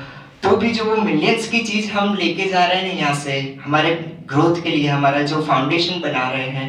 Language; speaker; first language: Hindi; native; Hindi